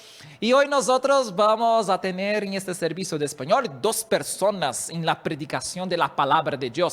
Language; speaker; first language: Spanish; non-native, learner; Portuguese